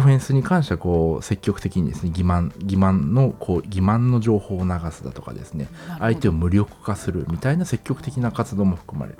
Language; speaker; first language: Japanese; native; Japanese